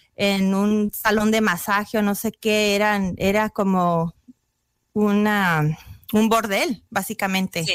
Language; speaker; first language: Spanish; early bilingual, heritage; Spanish